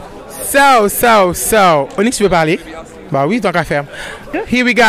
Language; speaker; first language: French; native; French